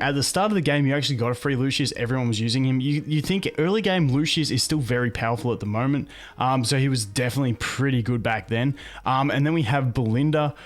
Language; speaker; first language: English; native; English